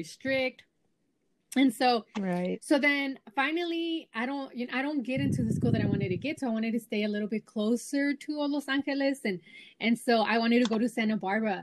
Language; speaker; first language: English; native; English